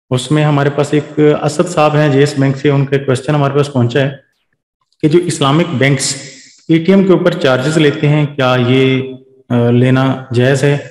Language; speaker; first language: Urdu; native; Urdu